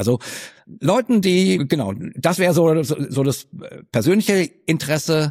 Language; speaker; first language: German; native; German